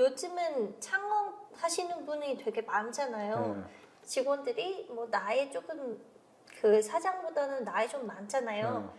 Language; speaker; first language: Korean; non-native, fluent; Vietnamese